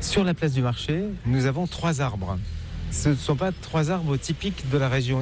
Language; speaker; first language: French; native; French